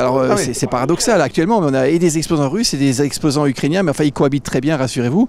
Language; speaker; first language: French; native; French